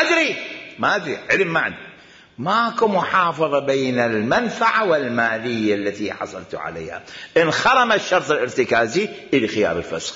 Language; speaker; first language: Arabic; native; Arabic